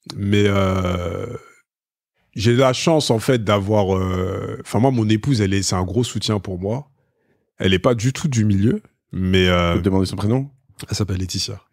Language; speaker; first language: French; native; French